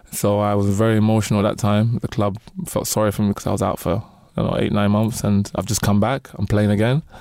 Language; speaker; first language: English; native; English